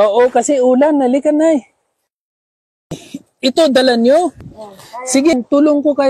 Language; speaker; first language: Filipino; non-native, local second language; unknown